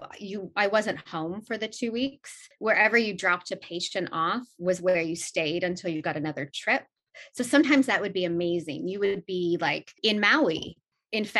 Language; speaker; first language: English; native; English